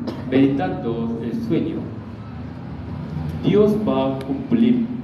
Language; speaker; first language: Spanish; non-native, learner; Korean